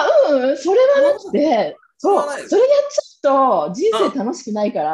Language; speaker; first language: Japanese; native; Japanese